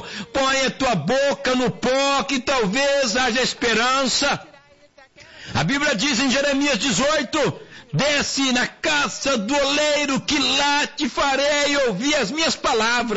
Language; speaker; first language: Portuguese; native; Portuguese